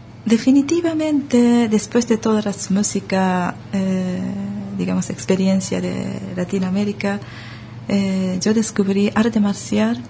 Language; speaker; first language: Spanish; early bilingual, other home language; Japanese